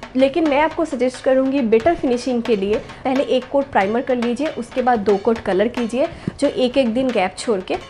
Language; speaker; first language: Hindi; non-native, local second language; Bangla